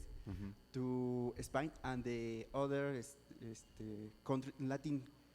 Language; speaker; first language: English; non-native, learner; Spanish